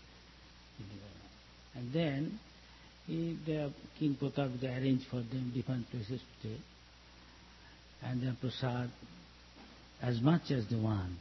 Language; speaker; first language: English; non-native, local second language; Bangla